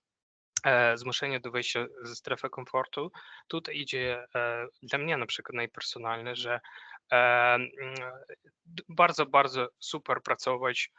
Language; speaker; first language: Polish; non-native, fluent; Ukrainian